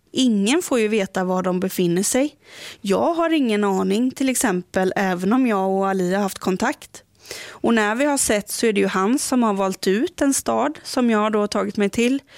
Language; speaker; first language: Swedish; native; Swedish